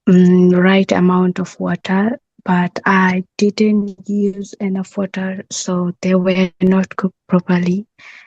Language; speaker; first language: English; non-native, learner; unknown